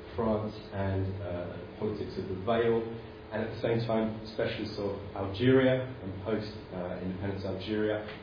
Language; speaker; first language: English; native; English